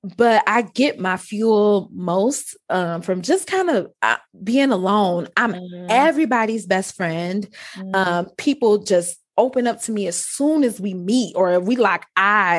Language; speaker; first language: English; native; English